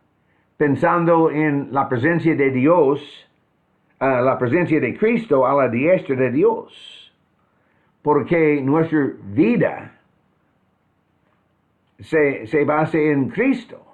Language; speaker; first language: Spanish; non-native, fluent; English